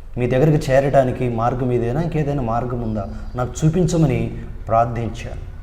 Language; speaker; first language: Telugu; non-native, local second language; Urdu